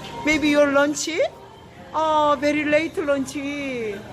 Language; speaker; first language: English; non-native, learner; Korean